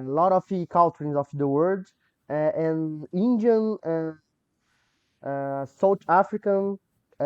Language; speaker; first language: English; non-native, learner; Portuguese